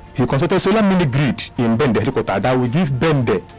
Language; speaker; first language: English; non-native, local second language; Igbo